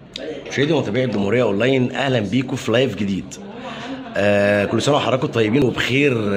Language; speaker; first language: Arabic; native; Arabic